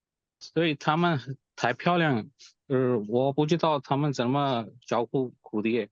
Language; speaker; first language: Chinese; non-native, learner; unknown